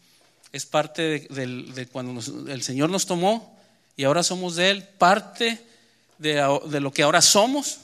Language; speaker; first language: Spanish; native; Spanish